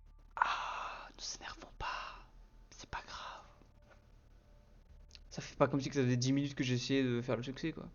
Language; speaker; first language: French; native; French